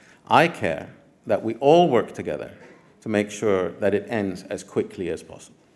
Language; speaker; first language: English; non-native, fluent; Arabic